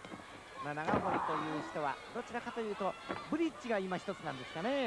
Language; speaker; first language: Japanese; native; Japanese